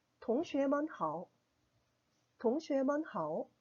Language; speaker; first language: Chinese; non-native, local second language; Korean